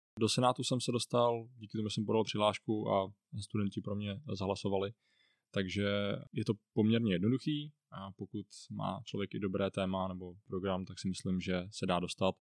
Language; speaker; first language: Czech; native; Czech